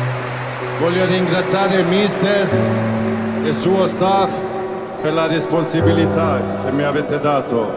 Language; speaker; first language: Italian; non-native, fluent; Swedish